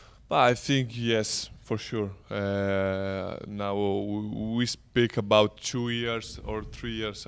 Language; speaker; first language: English; non-native, learner; Italian